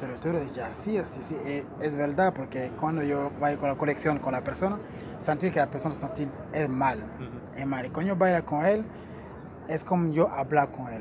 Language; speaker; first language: Spanish; non-native, learner; Portuguese